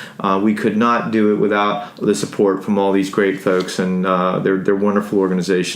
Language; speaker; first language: English; native; English